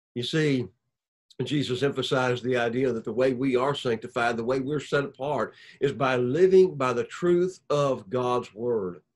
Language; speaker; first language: English; native; English